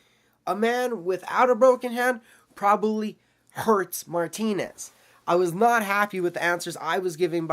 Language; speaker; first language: English; native; English